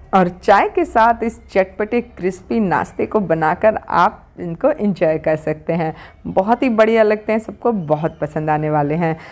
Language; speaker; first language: Hindi; native; Hindi